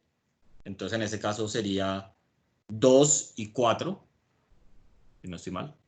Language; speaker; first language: Spanish; native; Spanish